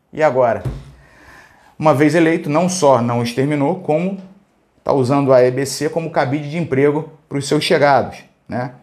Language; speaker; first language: Portuguese; native; Portuguese